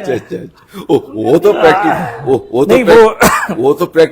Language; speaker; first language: Hindi; non-native, local second language; Bangla